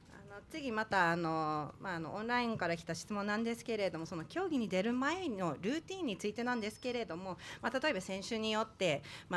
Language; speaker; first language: Japanese; native; Japanese